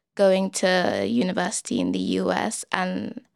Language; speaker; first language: English; early bilingual, other home language; Yoruba